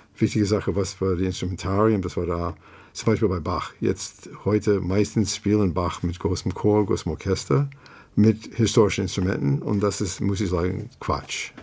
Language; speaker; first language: German; non-native, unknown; English